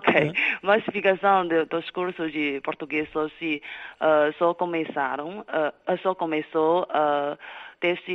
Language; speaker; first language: Portuguese; non-native, fluent; Chinese